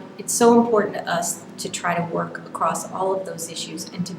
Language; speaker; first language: English; native; English